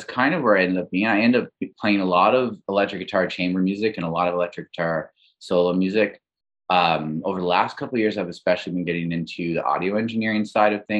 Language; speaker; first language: English; native; English